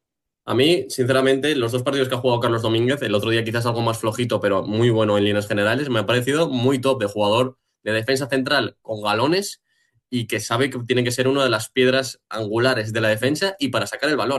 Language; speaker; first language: Spanish; native; Spanish